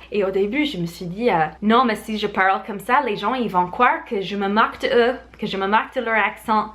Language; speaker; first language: French; non-native, fluent; English